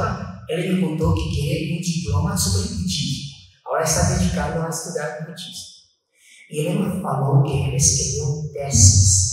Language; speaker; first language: Portuguese; non-native, fluent; Chinese